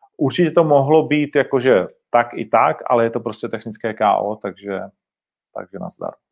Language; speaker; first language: Czech; native; Czech